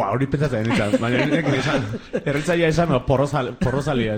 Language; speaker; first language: Basque; native; Basque